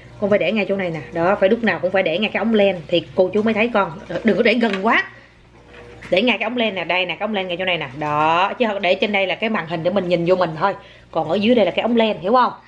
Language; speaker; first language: Vietnamese; native; Vietnamese